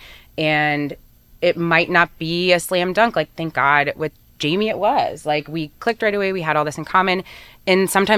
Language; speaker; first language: English; native; English